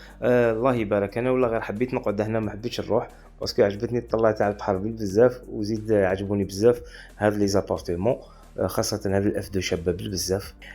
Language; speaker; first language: Arabic; native; Arabic